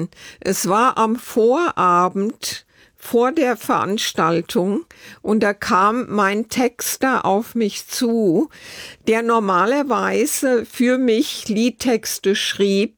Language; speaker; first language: German; native; German